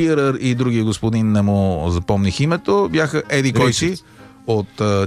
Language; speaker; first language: Bulgarian; native; Bulgarian